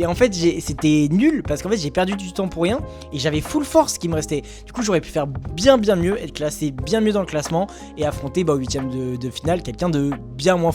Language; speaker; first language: French; native; French